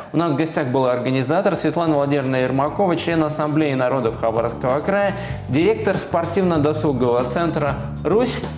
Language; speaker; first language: Russian; native; Russian